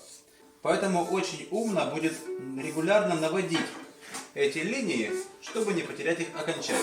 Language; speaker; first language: Russian; native; Russian